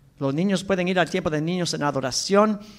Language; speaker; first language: Spanish; non-native, fluent; English